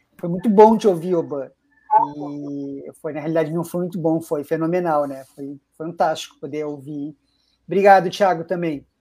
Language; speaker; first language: Portuguese; native; Portuguese